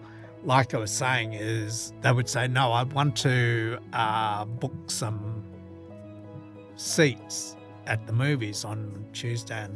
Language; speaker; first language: English; native; English